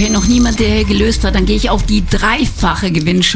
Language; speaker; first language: German; native; German